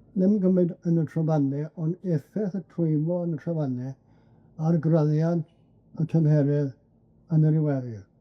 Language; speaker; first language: Welsh; native; Welsh